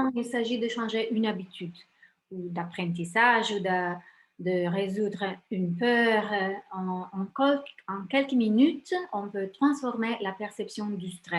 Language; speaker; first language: French; non-native, fluent; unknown